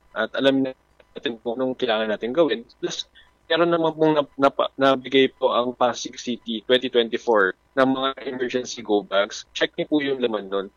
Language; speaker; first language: Filipino; native; Filipino